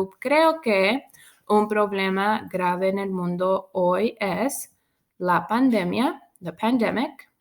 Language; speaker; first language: Spanish; non-native, fluent; English